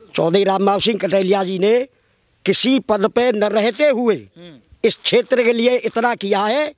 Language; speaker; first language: Hindi; native; Hindi